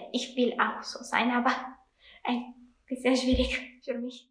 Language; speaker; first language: German; non-native, learner; Italian